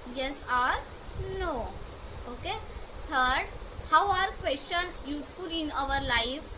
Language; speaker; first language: English; non-native, local second language; Marathi